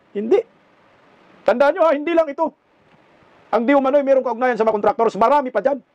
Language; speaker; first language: Filipino; non-native, local second language; Cebuano